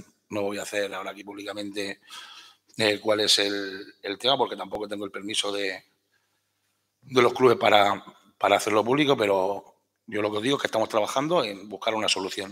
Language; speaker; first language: Spanish; native; Spanish